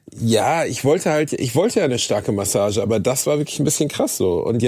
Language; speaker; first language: German; native; German